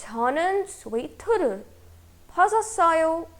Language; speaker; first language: Korean; non-native, fluent; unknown